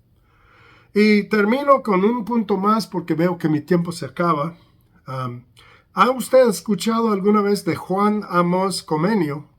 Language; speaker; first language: Spanish; non-native, fluent; English